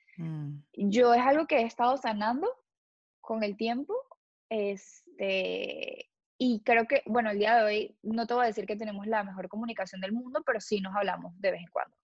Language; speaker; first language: Spanish; native; Spanish